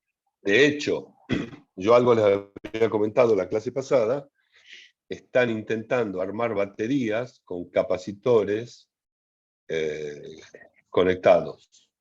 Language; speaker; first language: Spanish; native; Spanish